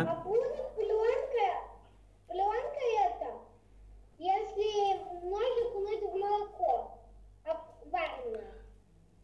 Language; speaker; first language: Russian; early bilingual, heritage; Russian